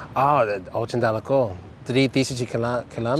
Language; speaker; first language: Russian; non-native, learner; English